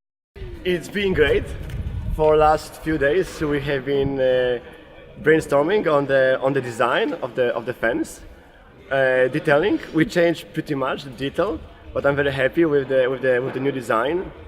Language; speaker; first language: English; non-native, fluent; Polish